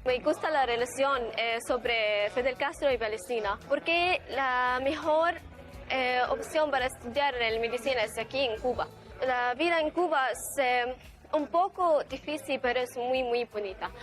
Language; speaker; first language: Spanish; early bilingual, heritage; Arabic